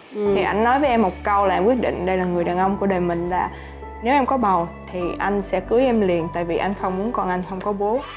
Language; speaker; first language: Vietnamese; native; Vietnamese